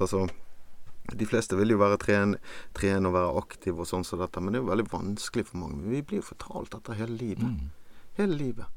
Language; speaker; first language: Norwegian; native; Norwegian